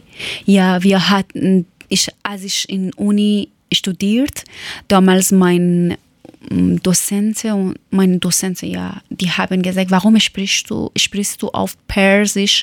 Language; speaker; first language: German; non-native, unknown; Persian